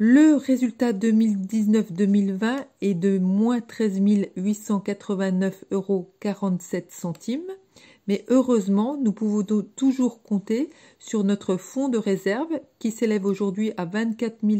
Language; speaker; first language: French; native; French